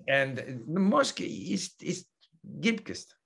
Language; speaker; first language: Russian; non-native, learner; English